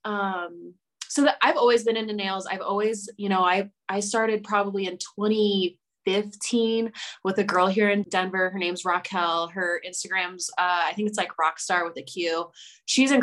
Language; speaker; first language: English; native; English